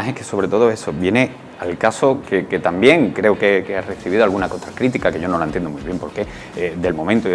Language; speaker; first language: Spanish; native; Spanish